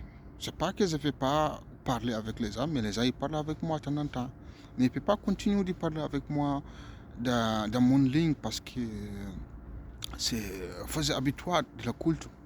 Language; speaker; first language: French; non-native, learner; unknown